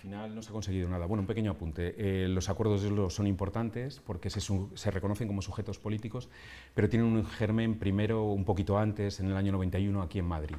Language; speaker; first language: Spanish; native; Spanish